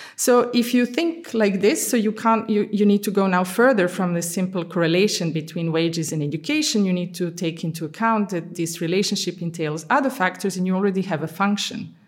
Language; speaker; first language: English; non-native, fluent; Serbian